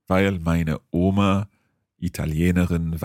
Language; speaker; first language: German; non-native, learner; English